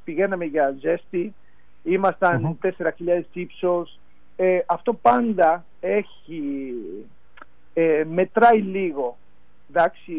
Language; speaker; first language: Greek; non-native, fluent; Spanish